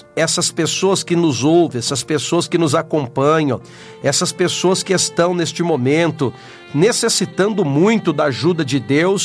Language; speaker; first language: Portuguese; native; Portuguese